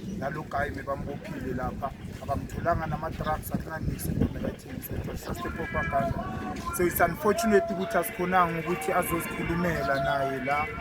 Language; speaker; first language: Zulu; native; Zulu